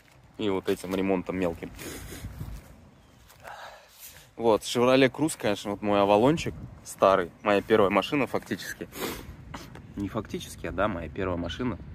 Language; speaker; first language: Russian; native; Russian